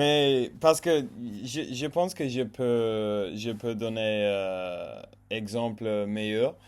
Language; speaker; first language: French; non-native, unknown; English